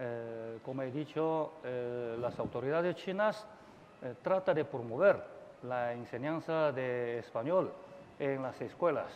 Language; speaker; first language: Spanish; non-native, fluent; Chinese